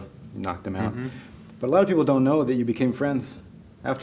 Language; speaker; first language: English; native; English